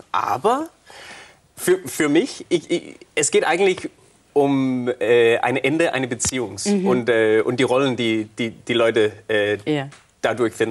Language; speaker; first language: German; non-native, fluent; Danish